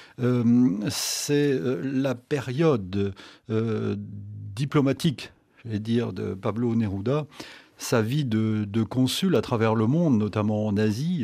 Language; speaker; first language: French; native; French